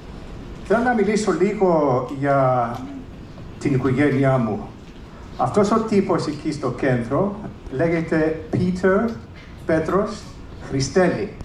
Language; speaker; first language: Greek; early bilingual, heritage; English